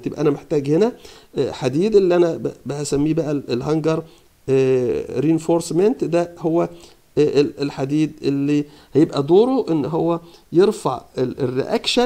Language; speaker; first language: Arabic; native; Arabic